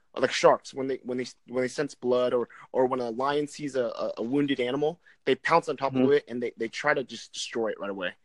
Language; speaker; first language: English; non-native, fluent; Vietnamese